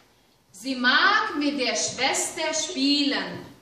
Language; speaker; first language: German; non-native, fluent; Lithuanian